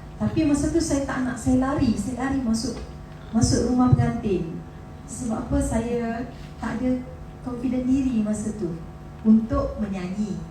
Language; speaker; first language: Malay; native; Malay